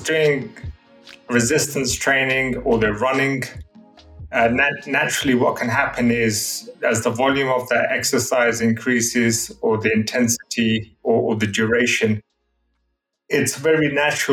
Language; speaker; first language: English; native; English